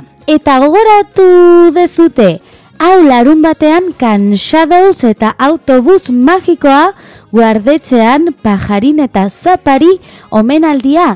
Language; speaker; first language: Basque; non-native, learner; Spanish